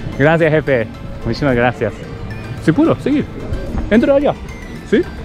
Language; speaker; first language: Spanish; non-native, learner; Japanese